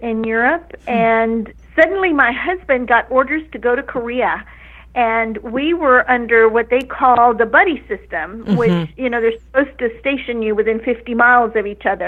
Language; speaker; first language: English; native; English